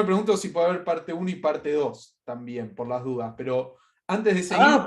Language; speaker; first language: Spanish; native; Spanish